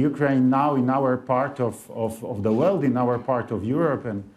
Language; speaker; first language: English; non-native, learner; Polish